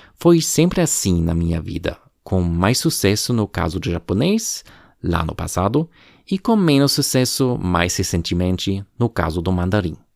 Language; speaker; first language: Portuguese; non-native, fluent; German